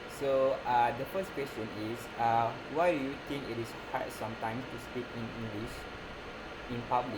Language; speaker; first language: English; non-native, local second language; Malay